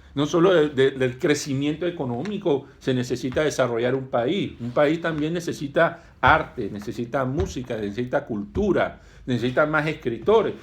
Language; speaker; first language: Spanish; native; Spanish